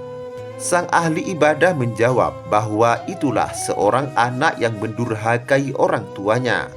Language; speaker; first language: Indonesian; native; Indonesian